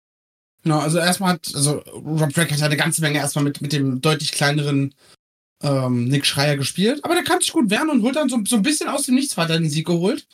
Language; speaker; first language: German; native; German